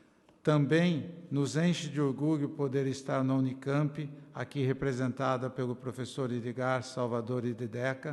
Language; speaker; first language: Portuguese; native; Portuguese